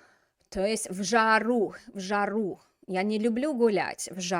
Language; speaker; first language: Russian; non-native, fluent; English